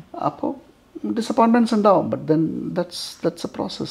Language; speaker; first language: English; non-native, local second language; Malayalam